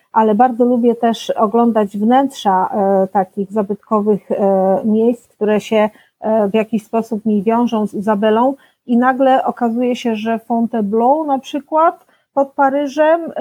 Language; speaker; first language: Polish; native; Polish